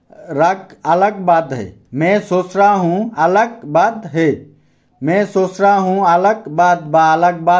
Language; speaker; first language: Hindi; non-native, fluent; Bangla